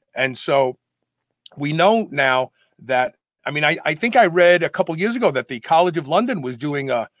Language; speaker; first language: English; native; English